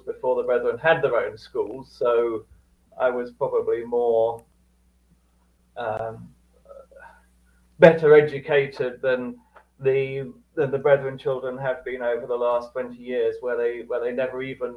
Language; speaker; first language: English; native; English